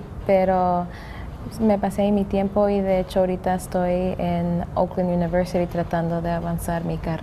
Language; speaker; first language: Spanish; early bilingual, heritage; English